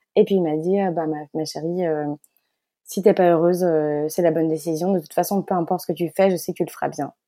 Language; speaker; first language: French; native; French